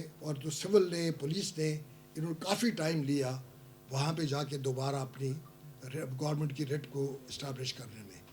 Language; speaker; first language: Urdu; non-native, local second language; Pashto